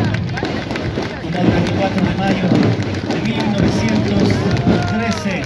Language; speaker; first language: Spanish; native; Spanish